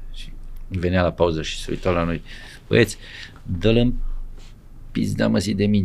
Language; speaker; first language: Romanian; non-native, local second language; Serbian